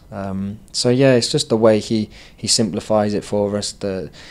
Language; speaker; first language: English; native; English